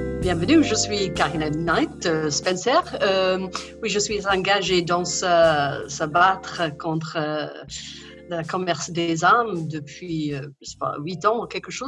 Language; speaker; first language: French; non-native, learner; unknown